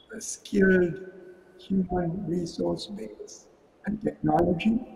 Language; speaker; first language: English; non-native, local second language; Sinhala